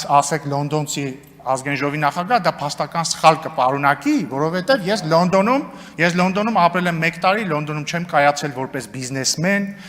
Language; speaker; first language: Armenian; native; Armenian